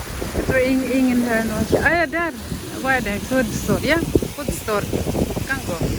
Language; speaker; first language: Swedish; non-native, learner; Filipino